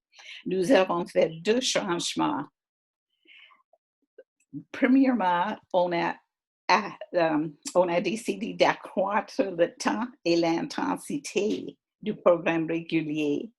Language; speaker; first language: French; non-native, fluent; English